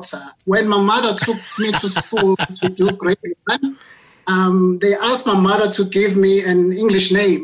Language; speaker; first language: English; non-native, local second language; Zulu